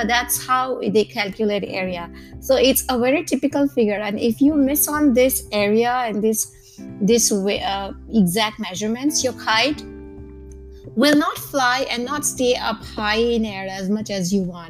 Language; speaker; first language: English; non-native, local second language; Gujarati